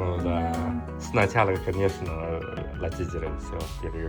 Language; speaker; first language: Russian; non-native, learner; Chinese